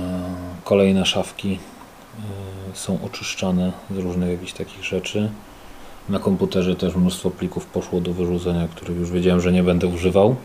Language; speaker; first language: Polish; native; Polish